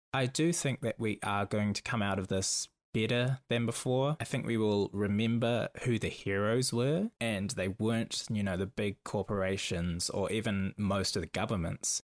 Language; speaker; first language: English; native; English